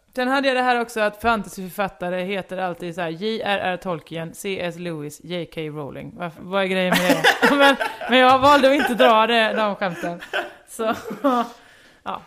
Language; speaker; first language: Swedish; native; Swedish